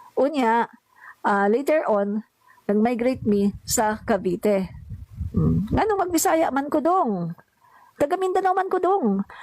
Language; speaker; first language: Filipino; non-native, local second language; Cebuano